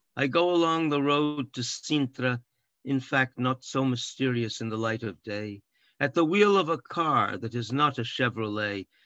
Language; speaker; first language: English; native; English